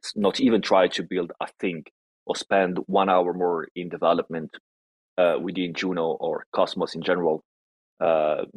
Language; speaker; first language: English; non-native, fluent; Italian